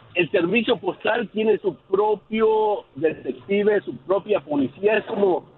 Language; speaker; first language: Spanish; native; Spanish